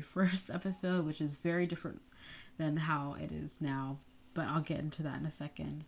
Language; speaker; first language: English; native; English